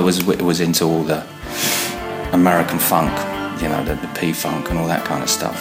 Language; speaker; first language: English; native; English